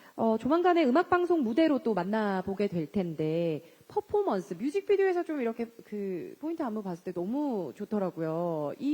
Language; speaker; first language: Korean; native; Korean